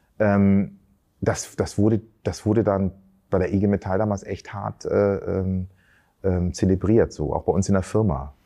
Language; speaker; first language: German; early bilingual, other home language; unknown